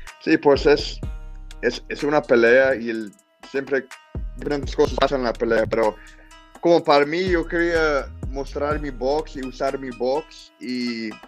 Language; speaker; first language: Spanish; early bilingual, heritage; English